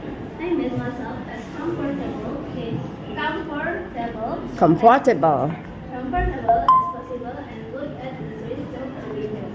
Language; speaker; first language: English; non-native, learner; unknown